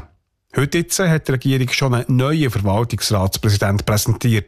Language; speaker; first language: German; native; German